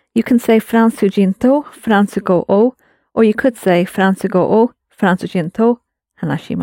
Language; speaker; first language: Japanese; non-native, fluent; English